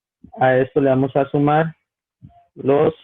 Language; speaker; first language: Spanish; native; Spanish